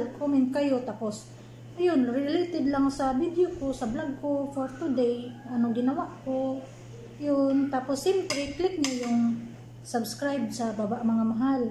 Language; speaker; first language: Filipino; non-native, local second language; Cebuano